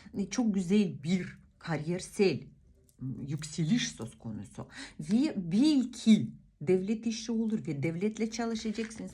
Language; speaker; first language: Turkish; non-native, fluent; Russian